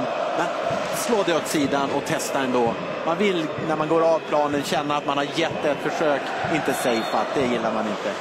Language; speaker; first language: Swedish; native; Swedish